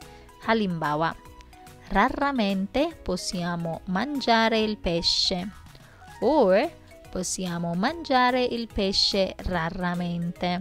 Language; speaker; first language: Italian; non-native, fluent; Filipino